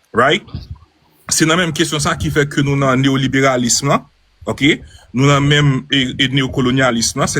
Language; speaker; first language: French; non-native, local second language; Haitian Creole